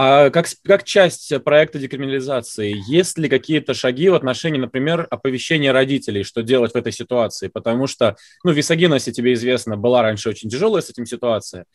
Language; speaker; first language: Russian; native; Russian